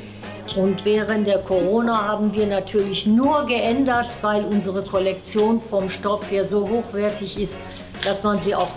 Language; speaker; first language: German; non-native, fluent; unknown